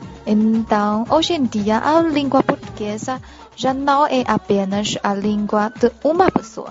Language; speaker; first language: Portuguese; non-native, fluent; Chinese